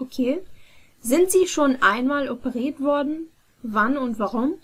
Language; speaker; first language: German; non-native, fluent; Arabic